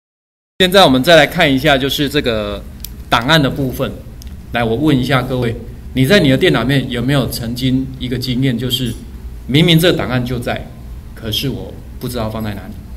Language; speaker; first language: Chinese; native; Chinese